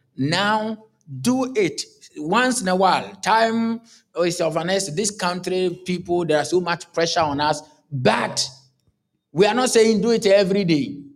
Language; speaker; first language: English; non-native, local second language; Akan